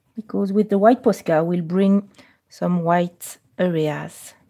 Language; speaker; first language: English; non-native, fluent; French